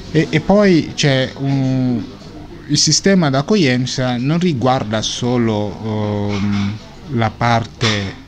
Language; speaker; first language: Italian; non-native, fluent; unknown